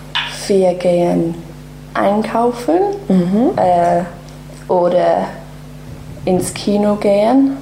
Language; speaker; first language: German; non-native, learner; English